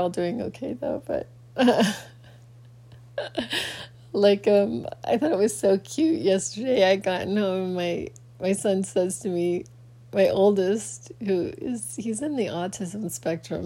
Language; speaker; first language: English; native; English